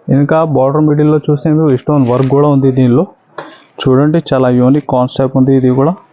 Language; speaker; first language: Telugu; non-native, local second language; Urdu